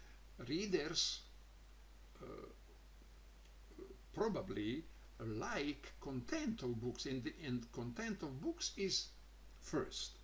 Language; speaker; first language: English; non-native, learner; Croatian